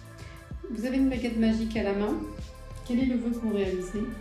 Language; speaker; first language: French; native; French